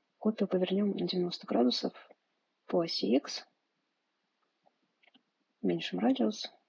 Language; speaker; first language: Russian; native; Russian